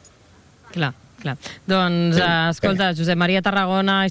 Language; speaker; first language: Catalan; native; Catalan